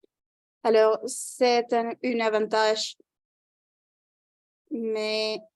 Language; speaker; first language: French; non-native, fluent; Spanish